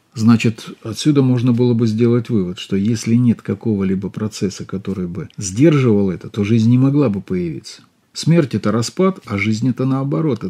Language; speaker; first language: Russian; native; Russian